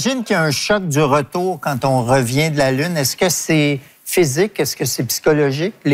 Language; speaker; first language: French; native; French